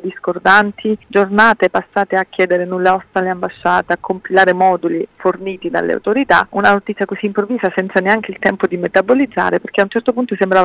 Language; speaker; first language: Italian; native; Italian